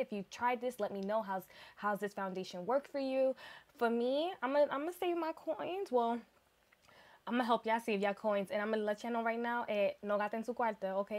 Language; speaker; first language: English; early bilingual, other home language; Spanish